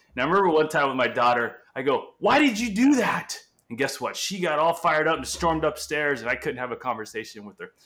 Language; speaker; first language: English; non-native, fluent; Portuguese